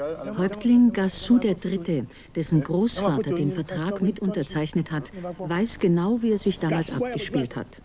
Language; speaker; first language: German; native; German